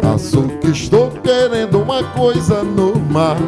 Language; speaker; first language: Portuguese; native; Portuguese